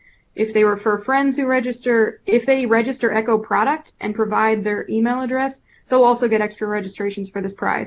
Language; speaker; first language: English; native; English